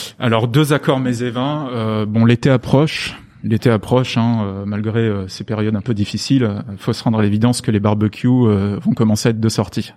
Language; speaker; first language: French; native; French